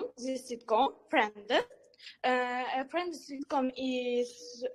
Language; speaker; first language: English; non-native, learner; Uzbek